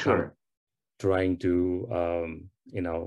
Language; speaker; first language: English; non-native, local second language; Tamil